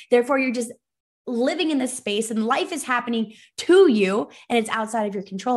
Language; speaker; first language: English; native; English